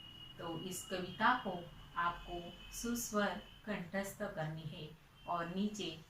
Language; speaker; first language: Hindi; non-native, local second language; Marathi